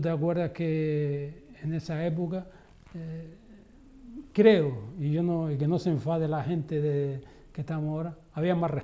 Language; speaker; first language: Spanish; native; Spanish